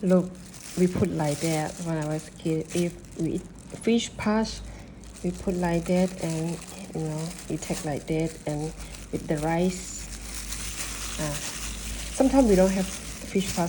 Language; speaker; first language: English; non-native, learner; Burmese